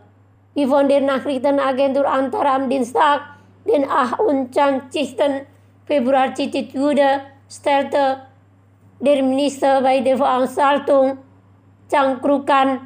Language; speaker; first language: German; non-native, fluent; Indonesian